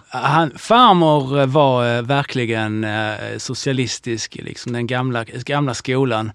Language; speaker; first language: Swedish; early bilingual, other home language; Hebrew